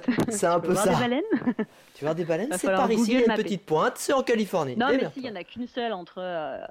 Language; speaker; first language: French; native; French